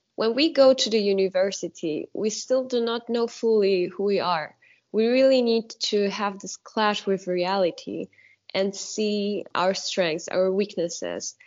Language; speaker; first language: English; non-native, fluent; Polish